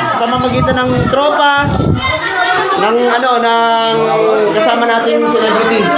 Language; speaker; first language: Filipino; native; Filipino